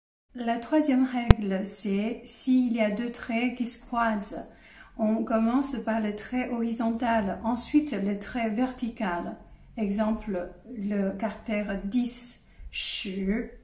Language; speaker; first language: French; non-native, fluent; Chinese